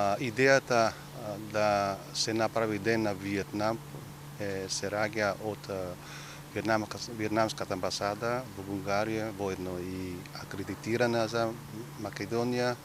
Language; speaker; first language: Macedonian; non-native, fluent; Vietnamese